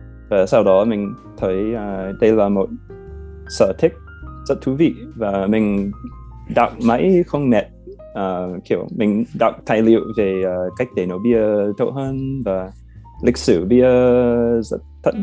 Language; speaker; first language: Vietnamese; non-native, fluent; English